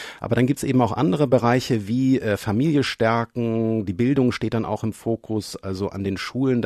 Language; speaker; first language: German; native; German